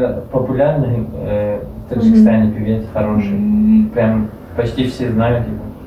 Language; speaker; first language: Russian; non-native, local second language; Tajik